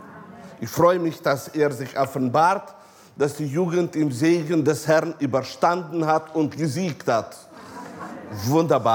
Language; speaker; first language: German; non-native, fluent; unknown